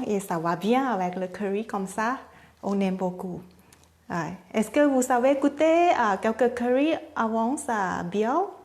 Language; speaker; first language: French; non-native, learner; Thai